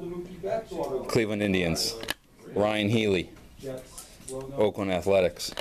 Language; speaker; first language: English; native; English